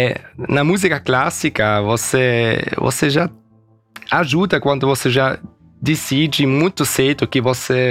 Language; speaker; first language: Portuguese; early bilingual, heritage; Portuguese